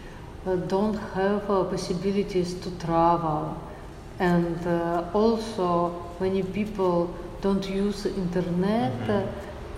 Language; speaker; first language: English; non-native, learner; Russian